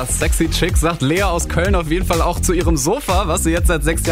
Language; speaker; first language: German; native; German